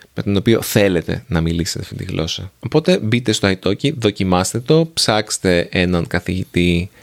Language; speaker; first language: Greek; native; Greek